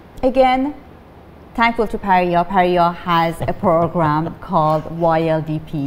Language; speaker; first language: English; non-native, fluent; Persian